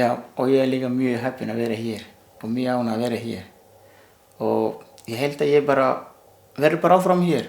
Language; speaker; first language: Icelandic; non-native, learner; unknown